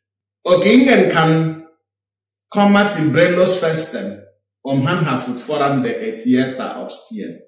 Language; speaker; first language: Swedish; non-native, fluent; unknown